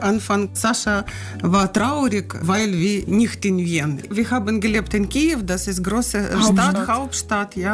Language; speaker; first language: German; non-native, learner; Ukrainian